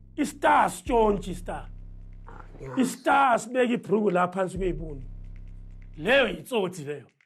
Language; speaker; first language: Zulu; native; Zulu